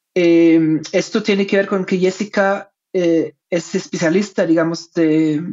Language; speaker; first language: Spanish; non-native, fluent; German